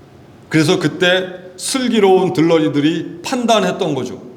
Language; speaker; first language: Korean; native; Korean